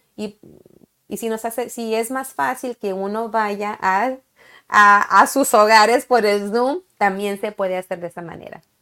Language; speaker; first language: Spanish; early bilingual, heritage; Spanish